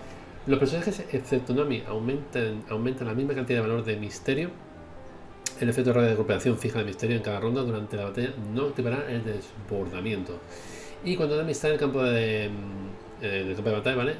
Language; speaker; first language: Spanish; native; Spanish